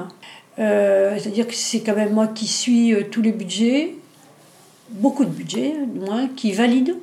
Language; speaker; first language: French; native; French